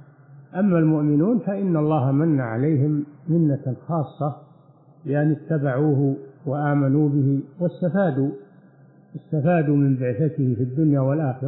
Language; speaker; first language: Arabic; native; Arabic